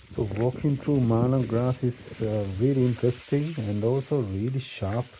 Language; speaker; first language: English; non-native, local second language; Sinhala